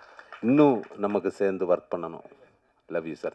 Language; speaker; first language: Tamil; non-native, learner; Malayalam